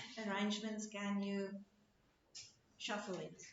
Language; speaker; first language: English; non-native, local second language; Afrikaans